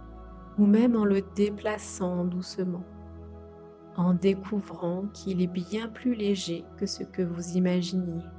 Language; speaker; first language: French; native; French